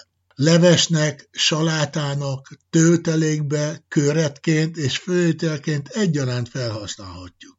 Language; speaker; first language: Hungarian; native; Hungarian